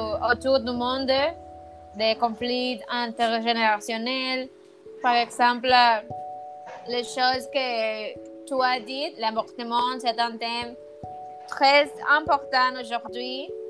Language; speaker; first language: French; non-native, learner; Spanish